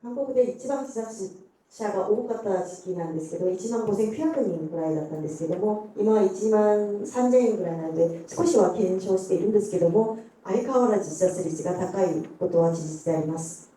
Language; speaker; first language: Japanese; non-native, fluent; Korean